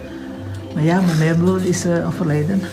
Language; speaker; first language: Dutch; non-native, fluent; Indonesian